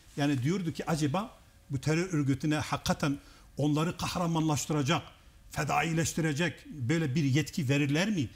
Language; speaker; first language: Turkish; non-native, local second language; Kurdish